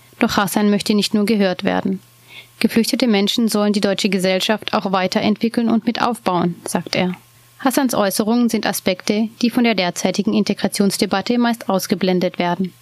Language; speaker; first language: German; native; German